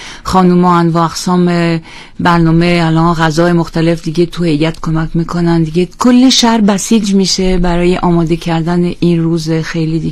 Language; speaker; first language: Persian; non-native, fluent; French